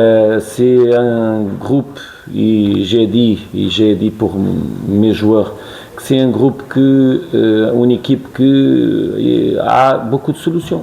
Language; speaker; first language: French; non-native, fluent; Portuguese